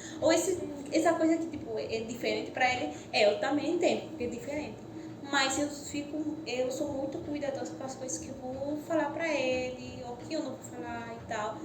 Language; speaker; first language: Portuguese; non-native, fluent; Spanish